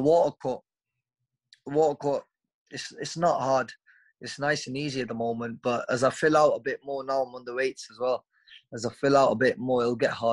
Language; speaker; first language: English; native; English